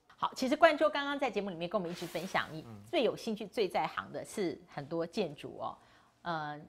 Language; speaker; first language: Chinese; native; Chinese